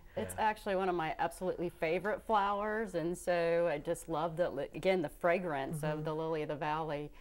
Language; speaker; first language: English; native; English